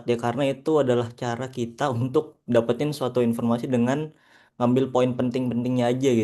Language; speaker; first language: Indonesian; native; Indonesian